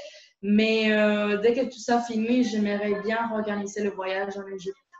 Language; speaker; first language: French; non-native, fluent; Spanish